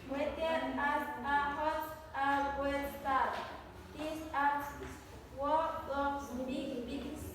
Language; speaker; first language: English; non-native, learner; Indonesian